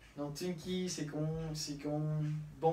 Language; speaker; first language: French; non-native, learner; Spanish